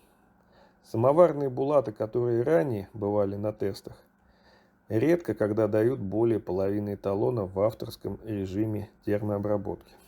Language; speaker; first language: Russian; native; Russian